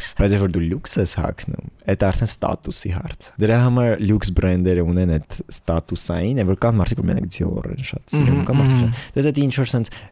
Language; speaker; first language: Armenian; native; Armenian